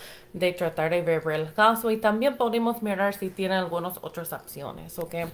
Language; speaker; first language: Spanish; non-native, fluent; English